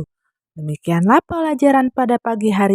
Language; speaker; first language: Indonesian; native; Indonesian